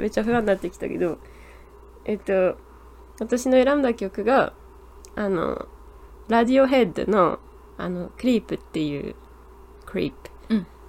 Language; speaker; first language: Japanese; non-native, fluent; English